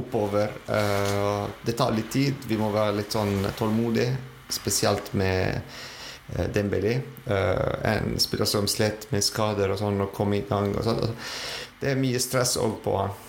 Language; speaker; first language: Norwegian; non-native, fluent; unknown